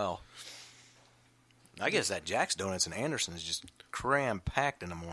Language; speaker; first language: English; native; English